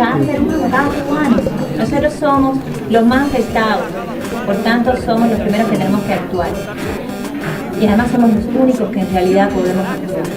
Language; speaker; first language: Spanish; native; Spanish